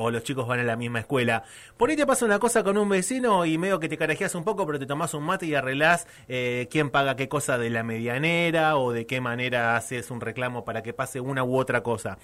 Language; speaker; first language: Spanish; native; Spanish